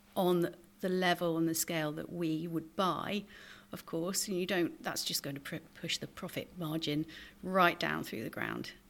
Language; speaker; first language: English; native; English